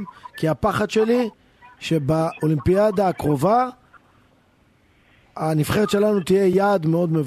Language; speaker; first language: Hebrew; native; Hebrew